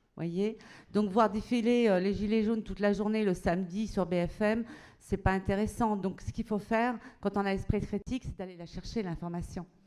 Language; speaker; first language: French; early bilingual, other home language; Kabyle